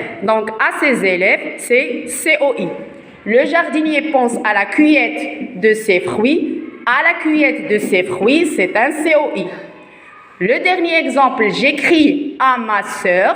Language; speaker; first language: French; non-native, local second language; Arabic